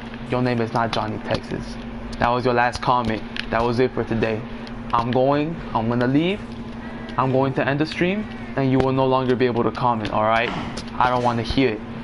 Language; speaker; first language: English; early bilingual, other home language; Spanish